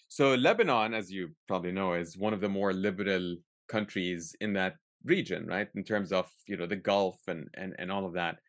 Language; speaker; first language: English; early bilingual, other home language; Arabic